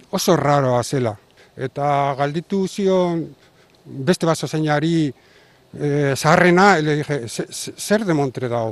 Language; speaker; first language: Basque; non-native, local second language; Spanish